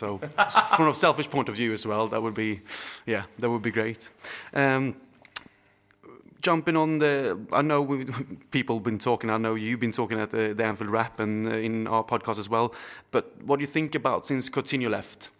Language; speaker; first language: English; non-native, fluent; Swedish